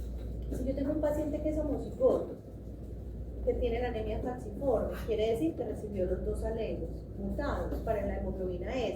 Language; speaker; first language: Spanish; native; Spanish